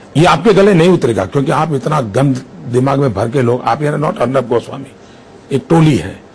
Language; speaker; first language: Hindi; non-native, local second language; Gujarati